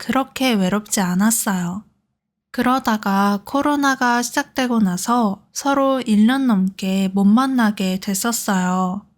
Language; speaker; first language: Korean; native; Korean